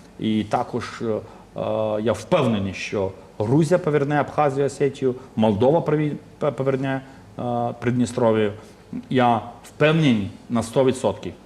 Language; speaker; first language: Ukrainian; non-native, local second language; Russian